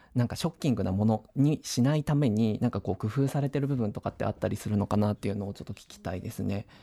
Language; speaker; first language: Japanese; native; Japanese